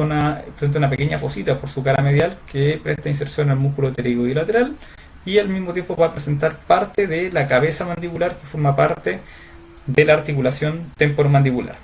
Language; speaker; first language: Spanish; native; Spanish